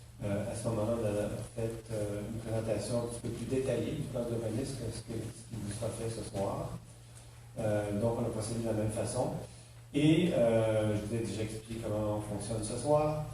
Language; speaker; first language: French; native; French